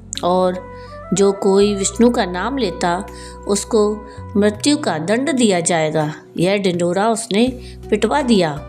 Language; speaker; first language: Hindi; native; Hindi